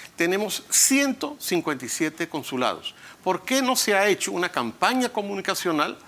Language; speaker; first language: Spanish; native; Spanish